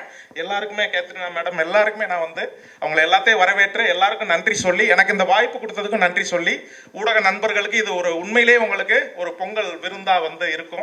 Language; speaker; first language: Tamil; native; Tamil